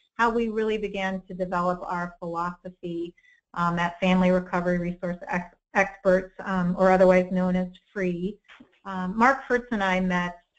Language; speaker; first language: English; native; English